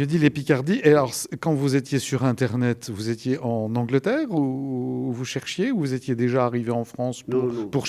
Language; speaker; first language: French; native; French